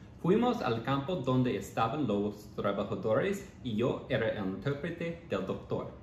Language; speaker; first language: Spanish; non-native, fluent; English